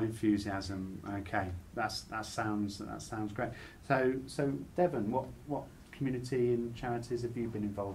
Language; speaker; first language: English; native; English